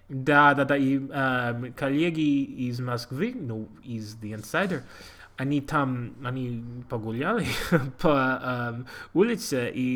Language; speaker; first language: Russian; non-native, learner; English